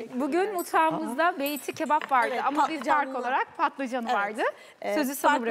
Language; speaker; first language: Turkish; native; Turkish